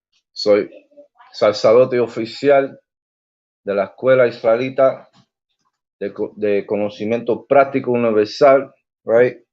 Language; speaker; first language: Spanish; non-native, learner; English